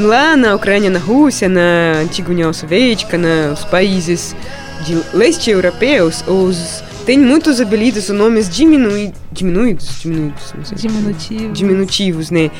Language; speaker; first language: Portuguese; non-native, fluent; Russian